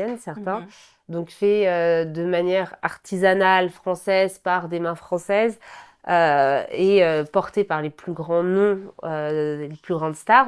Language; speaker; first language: French; native; French